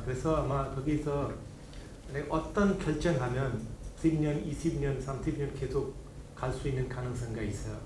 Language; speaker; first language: Korean; non-native, learner; Hindi